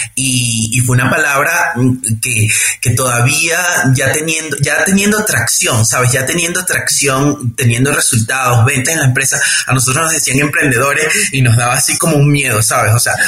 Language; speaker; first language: Spanish; native; Spanish